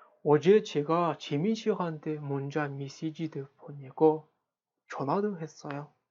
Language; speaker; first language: Korean; non-native, fluent; Kazakh